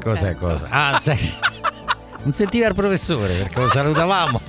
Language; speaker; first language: Italian; native; Italian